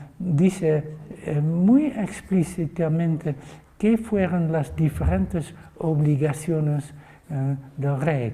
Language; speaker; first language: Spanish; non-native, fluent; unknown